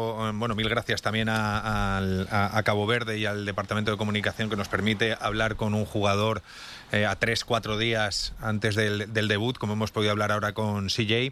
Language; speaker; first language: Spanish; native; Spanish